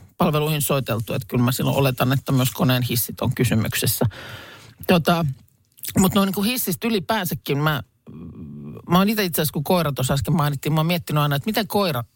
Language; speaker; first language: Finnish; native; Finnish